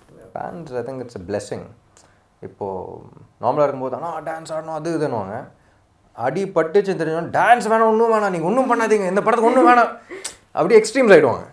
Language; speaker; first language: Tamil; non-native, local second language; Telugu